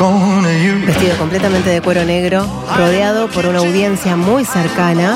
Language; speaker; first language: Spanish; native; Spanish